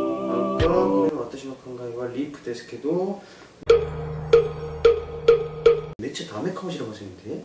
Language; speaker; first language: Japanese; non-native, learner; Korean